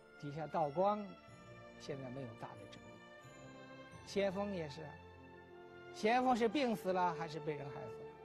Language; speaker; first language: Chinese; native; Chinese